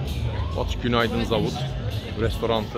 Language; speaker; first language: Russian; non-native, learner; Turkish